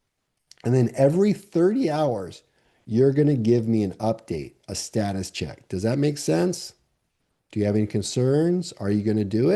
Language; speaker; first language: English; native; English